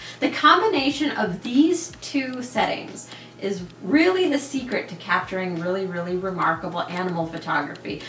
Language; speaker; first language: English; native; English